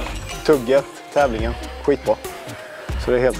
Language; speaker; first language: Swedish; native; Swedish